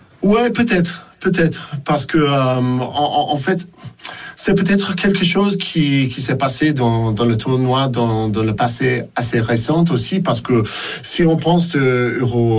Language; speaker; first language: French; non-native, fluent; English